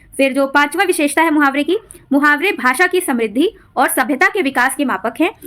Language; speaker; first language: Hindi; native; Hindi